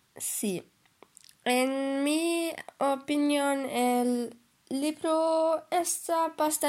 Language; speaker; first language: Spanish; non-native, learner; German